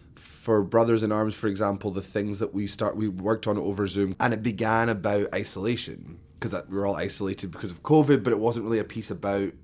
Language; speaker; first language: English; native; English